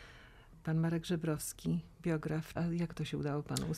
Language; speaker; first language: Polish; native; Polish